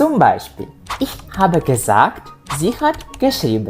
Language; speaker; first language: German; non-native, fluent; Polish